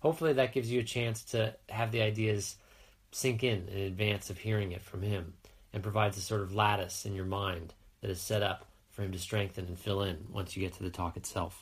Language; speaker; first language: English; native; English